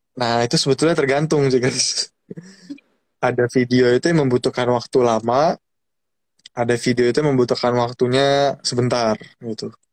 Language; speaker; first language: Indonesian; native; Indonesian